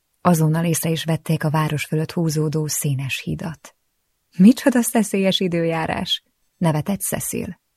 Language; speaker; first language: Hungarian; native; Hungarian